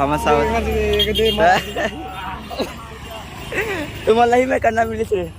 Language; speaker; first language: Hindi; non-native, local second language; Chhattisgarhi